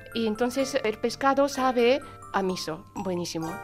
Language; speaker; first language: Spanish; non-native, fluent; Japanese